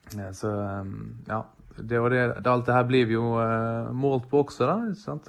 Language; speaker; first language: Norwegian; native; Norwegian